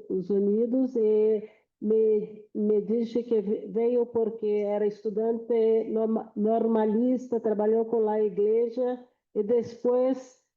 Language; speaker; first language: Portuguese; non-native, fluent; Spanish